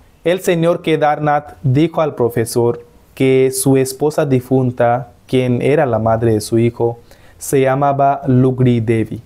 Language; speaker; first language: Spanish; non-native, fluent; Hindi